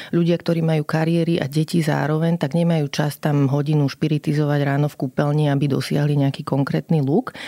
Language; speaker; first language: Slovak; native; Slovak